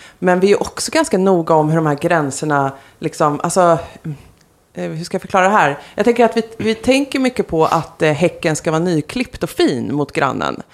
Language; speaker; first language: Swedish; native; Swedish